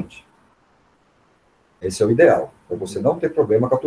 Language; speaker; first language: Portuguese; native; Portuguese